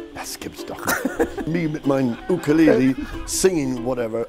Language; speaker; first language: German; non-native, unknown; English